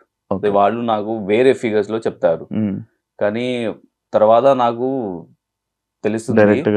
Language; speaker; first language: Telugu; non-native, learner; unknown